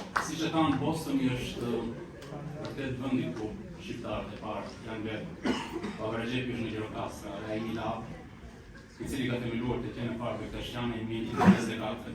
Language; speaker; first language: Albanian; native; Albanian